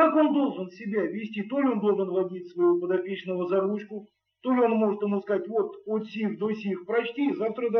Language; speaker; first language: Russian; native; Russian